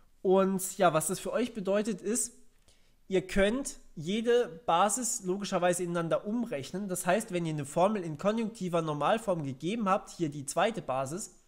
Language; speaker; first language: German; native; German